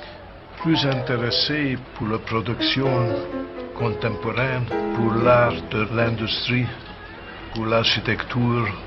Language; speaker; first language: French; non-native, fluent; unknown